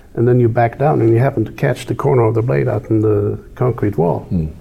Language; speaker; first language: English; non-native, fluent; Swedish